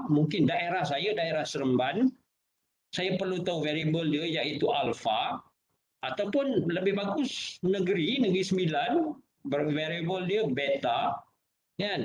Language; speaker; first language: Malay; native; Malay